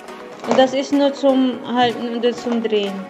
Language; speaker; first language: German; non-native, learner; Filipino